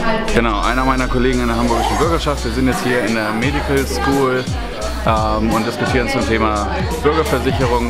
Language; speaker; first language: German; native; German